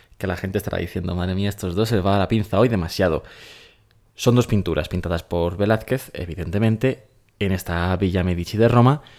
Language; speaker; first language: Spanish; native; Spanish